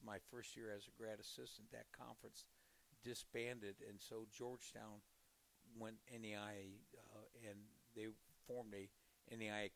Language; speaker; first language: English; native; English